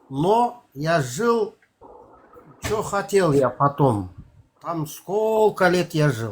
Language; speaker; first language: Russian; non-native, local second language; Kazakh